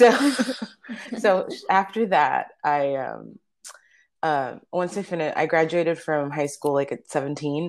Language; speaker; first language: English; early bilingual, other home language; Spanish